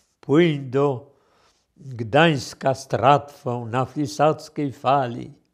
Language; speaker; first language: Polish; native; Polish